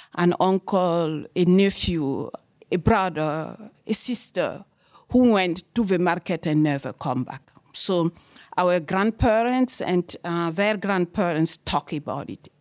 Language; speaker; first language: English; non-native, fluent; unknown